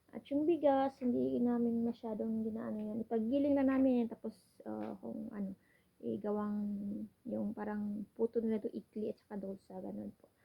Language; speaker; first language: Filipino; non-native, local second language; Cebuano